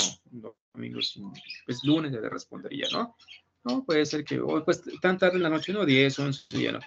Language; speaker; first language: Spanish; native; Spanish